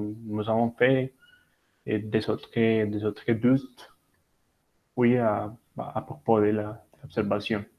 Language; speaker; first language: French; non-native, learner; Spanish